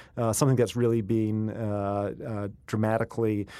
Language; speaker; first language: English; native; English